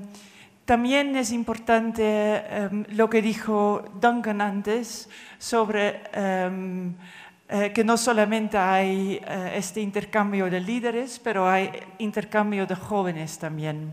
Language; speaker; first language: Spanish; non-native, fluent; Dutch